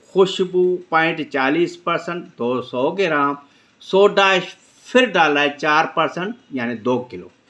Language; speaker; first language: Urdu; non-native, local second language; Sindhi